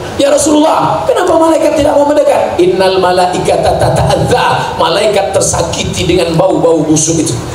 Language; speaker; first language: Indonesian; native; Indonesian